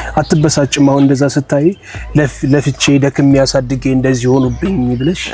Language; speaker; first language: Amharic; native; Amharic